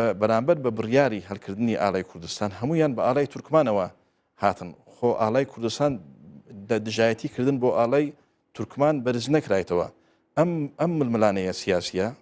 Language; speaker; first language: Central Kurdish; non-native, local second language; Turkish